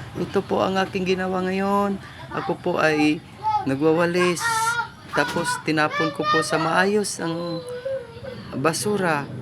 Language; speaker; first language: Filipino; native; Filipino